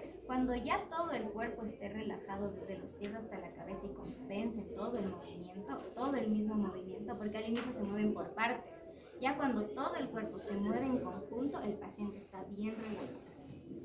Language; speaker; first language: Spanish; native; Spanish